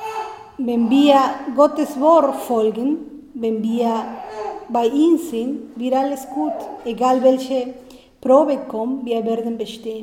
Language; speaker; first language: German; non-native, fluent; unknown